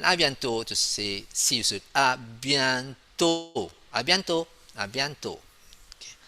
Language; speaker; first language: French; non-native, fluent; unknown